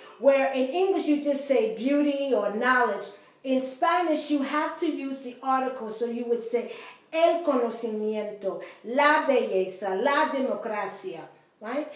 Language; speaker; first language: English; native; English